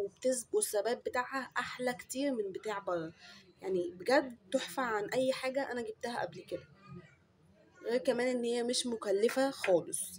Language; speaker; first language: Arabic; native; Arabic